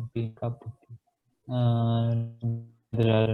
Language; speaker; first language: English; non-native, learner; Indonesian